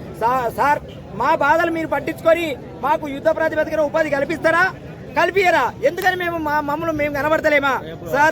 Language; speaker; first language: Telugu; native; Telugu